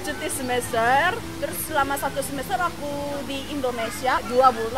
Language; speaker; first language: Indonesian; non-native, fluent; Korean